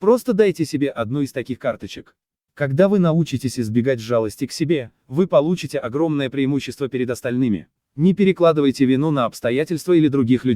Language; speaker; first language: Russian; native; Russian